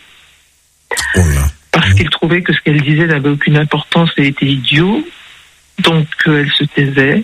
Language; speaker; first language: French; early bilingual, other home language; Spanish